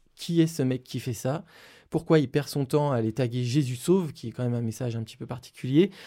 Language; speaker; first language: French; native; French